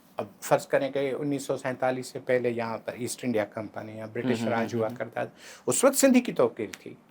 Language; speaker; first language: Urdu; non-native, local second language; Sindhi